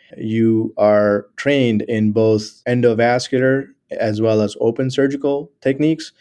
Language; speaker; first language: English; non-native, local second language; Gujarati